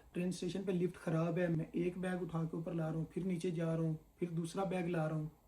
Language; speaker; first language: Urdu; non-native, local second language; Punjabi